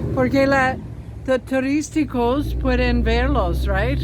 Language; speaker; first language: Spanish; non-native, learner; English